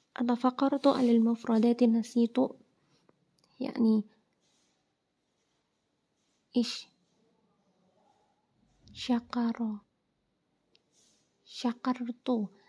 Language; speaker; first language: Arabic; non-native, learner; Indonesian